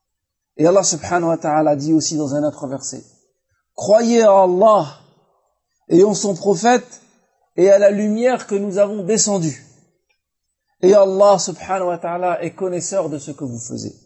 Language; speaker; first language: French; native; French